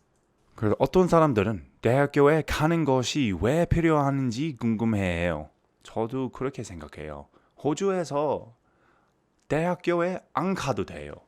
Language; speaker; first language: Korean; non-native, fluent; English